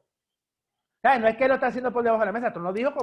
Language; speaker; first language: Spanish; native; Spanish